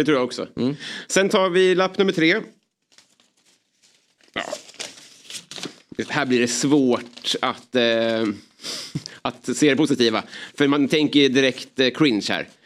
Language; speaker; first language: Swedish; native; Swedish